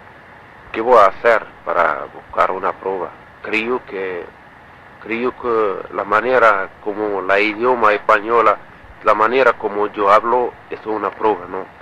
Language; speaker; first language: Spanish; non-native, learner; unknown